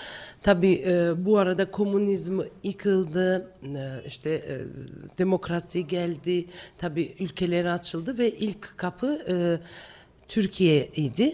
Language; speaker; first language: Turkish; non-native, fluent; Georgian